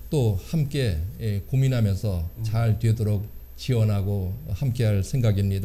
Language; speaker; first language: Korean; native; Korean